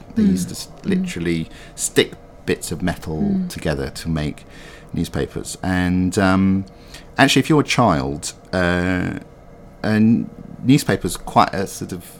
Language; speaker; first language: English; native; English